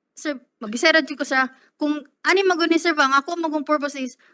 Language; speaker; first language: Filipino; non-native, local second language; Cebuano